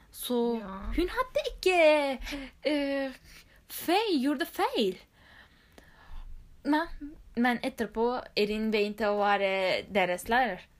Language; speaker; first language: Norwegian; non-native, learner; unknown